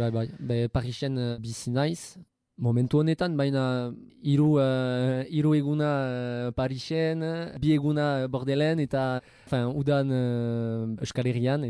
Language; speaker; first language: Basque; non-native, local second language; French